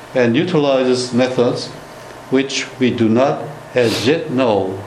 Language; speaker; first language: English; non-native, fluent; Korean